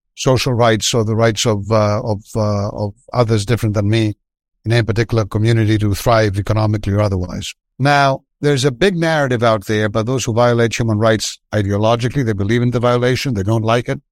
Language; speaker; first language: English; non-native, fluent; Greek